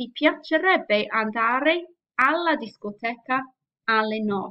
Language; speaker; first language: Italian; non-native, fluent; English